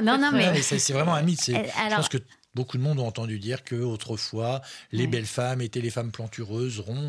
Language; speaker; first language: French; native; French